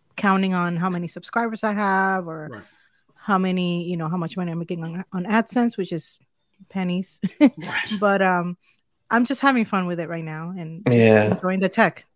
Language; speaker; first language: English; non-native, fluent; Spanish